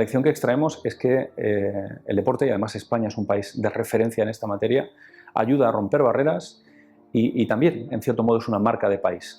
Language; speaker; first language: Spanish; native; Spanish